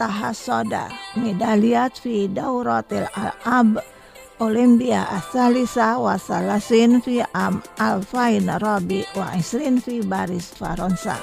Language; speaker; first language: Arabic; non-native, fluent; Indonesian